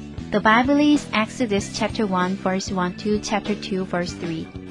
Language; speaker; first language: English; non-native, fluent; Korean